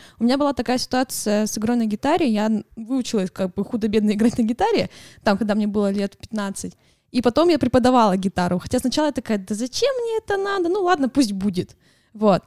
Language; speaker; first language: Russian; native; Russian